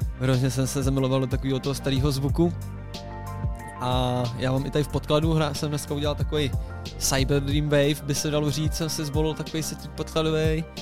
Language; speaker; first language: Czech; native; Czech